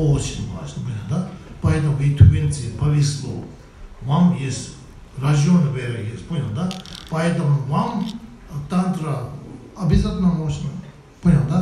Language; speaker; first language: Russian; non-native, learner; Tibetan